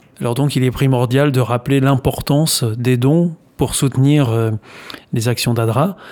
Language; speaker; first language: French; native; French